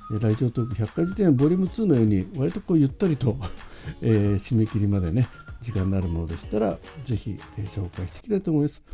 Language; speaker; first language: Japanese; native; Japanese